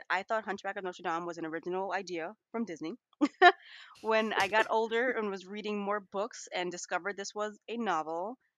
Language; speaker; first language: English; native; English